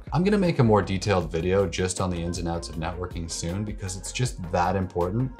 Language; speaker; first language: English; native; English